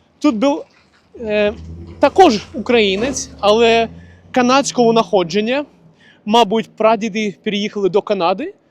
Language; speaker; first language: Ukrainian; non-native, local second language; Russian